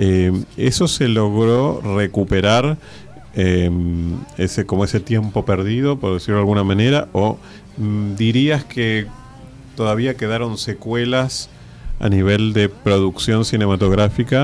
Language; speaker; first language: Spanish; native; Spanish